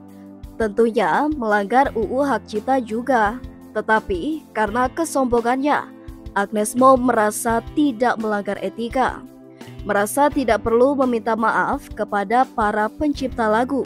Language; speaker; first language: Indonesian; native; Indonesian